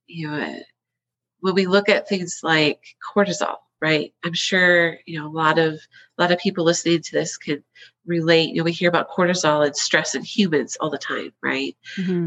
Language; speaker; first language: English; native; English